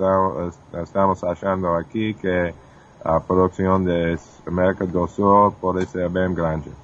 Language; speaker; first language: Portuguese; non-native, fluent; English